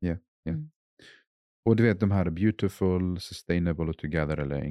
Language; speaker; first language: Swedish; non-native, fluent; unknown